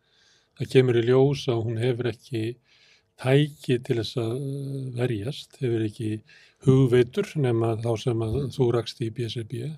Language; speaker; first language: Icelandic; native; Icelandic